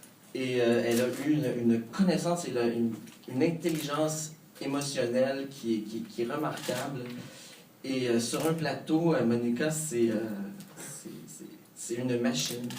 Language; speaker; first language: French; native; French